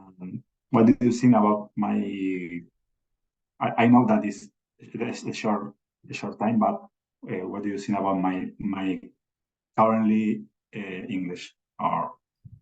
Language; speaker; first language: English; non-native, learner; Spanish